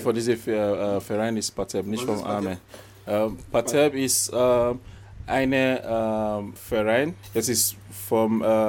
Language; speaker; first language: German; non-native, learner; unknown